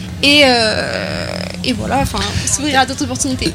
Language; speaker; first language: French; native; French